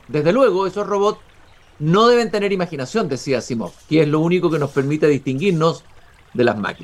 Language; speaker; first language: Spanish; native; Spanish